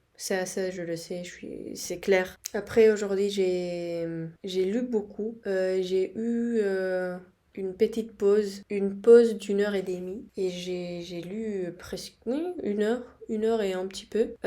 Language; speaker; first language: French; non-native, fluent; Spanish